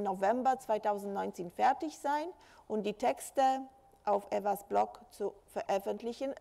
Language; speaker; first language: German; non-native, fluent; Polish